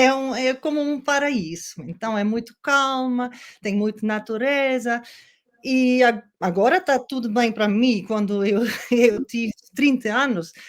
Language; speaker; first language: Portuguese; non-native, learner; Dutch